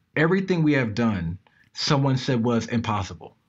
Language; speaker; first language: English; native; English